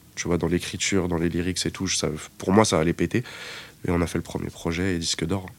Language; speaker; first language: French; native; French